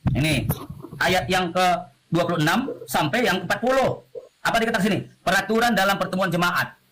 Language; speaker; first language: Indonesian; non-native, local second language; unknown